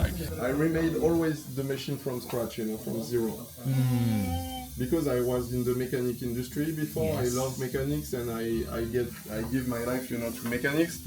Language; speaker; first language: English; non-native, fluent; French